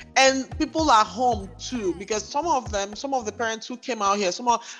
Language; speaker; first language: English; non-native, local second language; Igbo